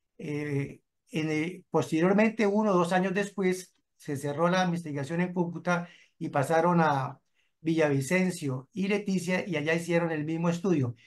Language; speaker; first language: Spanish; native; Spanish